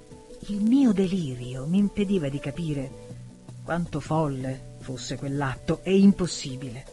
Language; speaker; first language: Italian; native; Italian